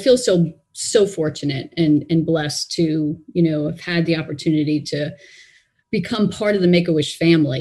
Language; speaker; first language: English; native; English